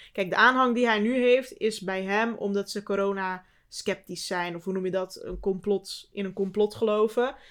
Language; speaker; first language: Dutch; early bilingual, other home language; Turkish